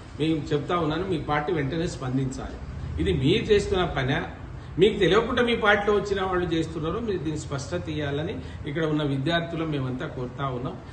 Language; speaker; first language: Telugu; non-native, local second language; Lambadi